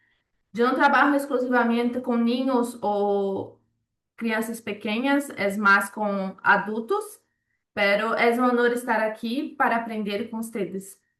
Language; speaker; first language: Spanish; non-native, fluent; Portuguese